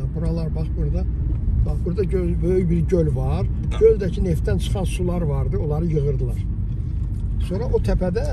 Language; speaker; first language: Azerbaijani; native; Azerbaijani